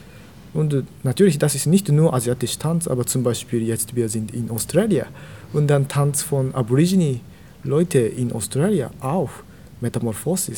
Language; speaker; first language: German; non-native, learner; Japanese